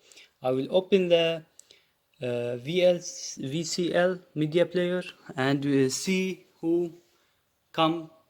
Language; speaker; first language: English; non-native, learner; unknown